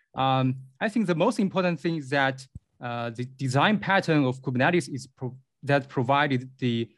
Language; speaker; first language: English; non-native, fluent; Chinese